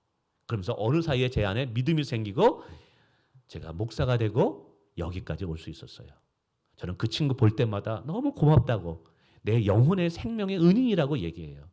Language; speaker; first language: Korean; native; Korean